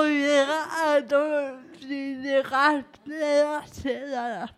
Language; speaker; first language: Spanish; non-native, learner; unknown